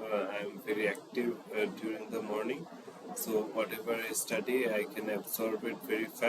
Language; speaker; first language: English; non-native, fluent; Bangla